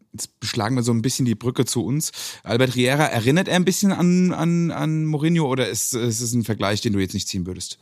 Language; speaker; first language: German; native; German